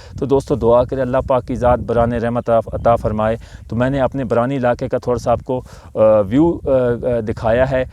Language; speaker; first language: Urdu; non-native, local second language; Punjabi